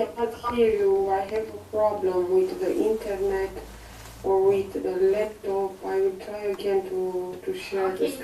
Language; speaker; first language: English; non-native, fluent; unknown